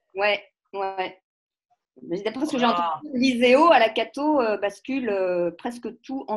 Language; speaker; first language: French; native; French